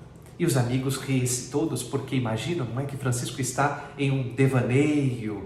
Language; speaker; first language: Portuguese; native; Portuguese